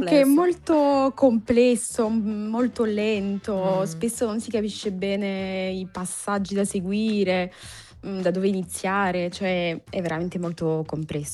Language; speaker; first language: Italian; non-native, fluent; French